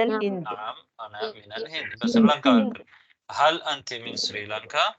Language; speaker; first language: Arabic; non-native, fluent; Tamil